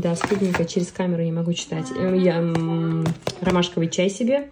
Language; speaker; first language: Russian; native; Russian